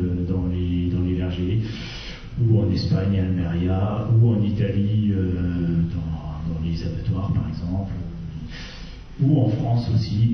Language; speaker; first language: French; native; French